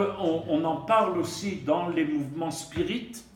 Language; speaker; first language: French; native; French